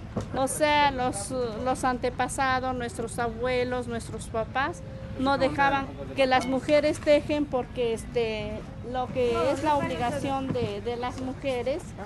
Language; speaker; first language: Spanish; non-native, local second language; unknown